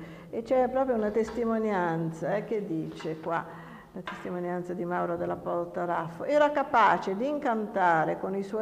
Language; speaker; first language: Italian; native; Italian